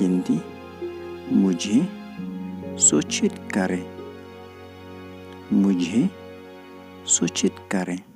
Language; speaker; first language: Hindi; non-native, local second language; Khasi